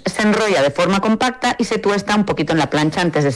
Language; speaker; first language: Spanish; native; Spanish